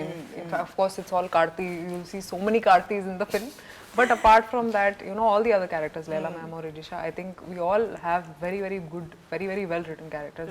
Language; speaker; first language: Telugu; non-native, fluent; Hindi